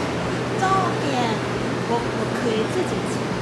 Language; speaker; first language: Chinese; non-native, fluent; Korean